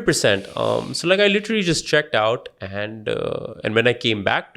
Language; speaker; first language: English; non-native, local second language; Urdu